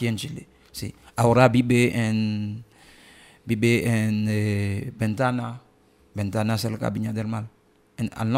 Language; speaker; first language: Spanish; non-native, learner; Haitian Creole